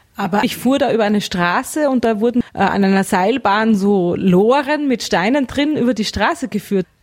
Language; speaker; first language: German; native; German